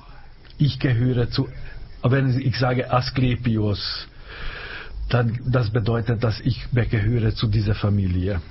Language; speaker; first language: German; non-native, fluent; Hungarian